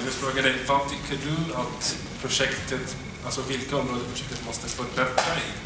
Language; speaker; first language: Swedish; non-native, fluent; Arabic